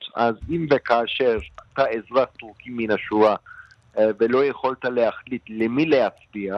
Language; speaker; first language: Hebrew; non-native, fluent; Turkish